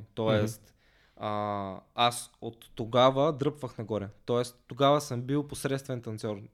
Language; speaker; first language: Bulgarian; native; Bulgarian